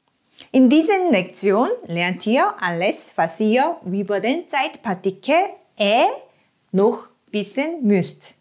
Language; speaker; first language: German; non-native, fluent; Korean